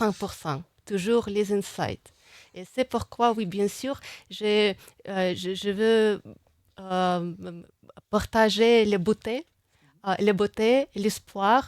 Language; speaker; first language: French; non-native, fluent; Russian